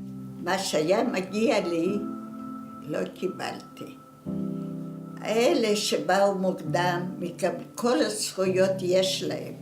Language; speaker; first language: Hebrew; non-native, fluent; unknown